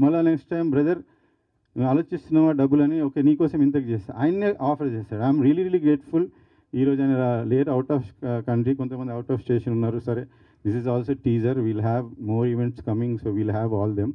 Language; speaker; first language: Telugu; native; Telugu